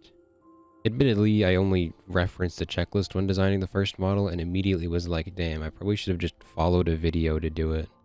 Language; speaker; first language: English; native; English